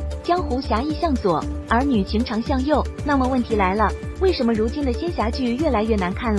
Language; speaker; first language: Chinese; native; Chinese